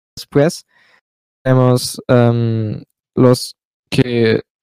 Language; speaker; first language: Spanish; non-native, learner; German